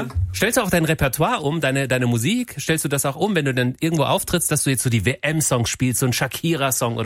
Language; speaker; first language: German; native; German